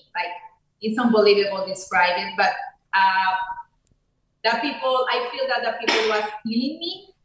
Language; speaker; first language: English; non-native, fluent; Spanish